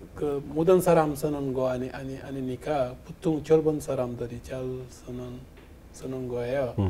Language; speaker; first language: Korean; non-native, learner; French